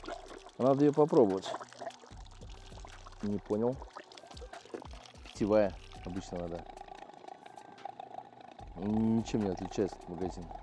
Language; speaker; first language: Russian; native; Russian